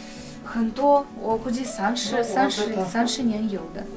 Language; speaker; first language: Chinese; non-native, fluent; Russian